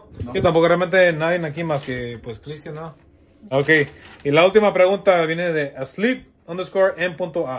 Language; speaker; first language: Spanish; early bilingual, heritage; Spanish